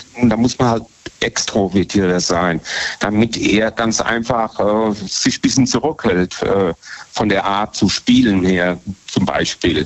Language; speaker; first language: German; native; German